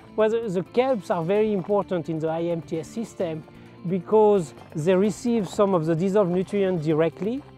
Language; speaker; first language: English; non-native, fluent; French